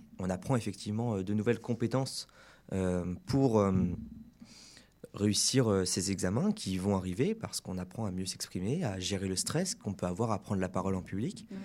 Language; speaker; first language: French; native; French